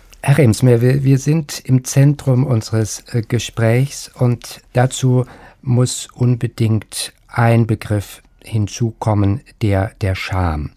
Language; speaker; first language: German; native; German